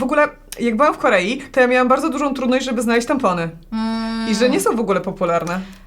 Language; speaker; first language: Polish; native; Polish